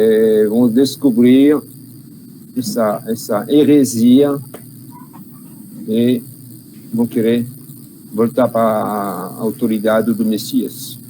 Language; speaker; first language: Portuguese; non-native, learner; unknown